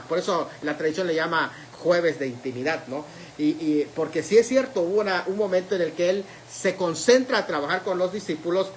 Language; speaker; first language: Spanish; native; Spanish